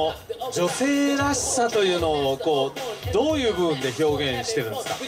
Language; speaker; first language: Japanese; native; Japanese